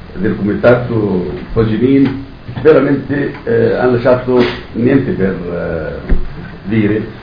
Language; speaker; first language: Italian; non-native, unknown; Arabic